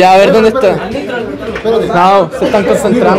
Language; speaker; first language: Spanish; native; Spanish